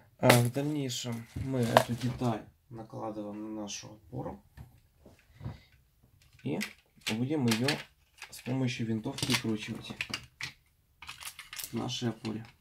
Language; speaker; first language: Russian; native; Russian